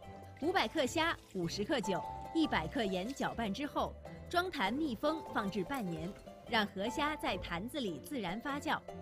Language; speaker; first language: Chinese; native; Chinese